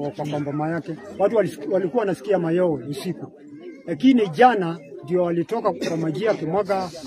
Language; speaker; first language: Swahili; non-native, local second language; Kamba